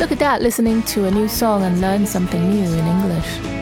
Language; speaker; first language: English; non-native, fluent; Chinese